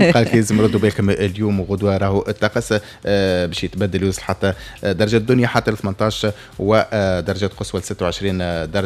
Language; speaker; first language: Arabic; native; Arabic